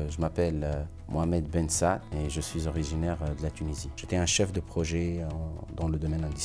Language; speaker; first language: French; non-native, local second language; Arabic